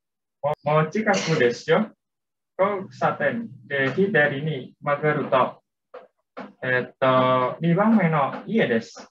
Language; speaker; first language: Japanese; non-native, learner; Indonesian